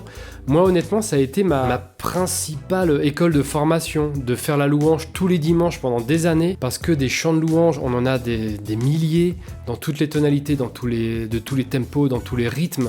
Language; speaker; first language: French; native; French